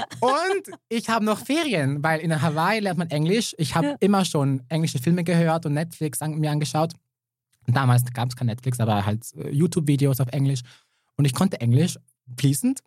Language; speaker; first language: German; early bilingual, other home language; Serbian